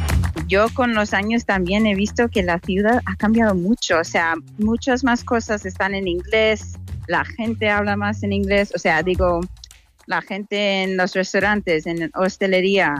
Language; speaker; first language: Spanish; non-native, fluent; English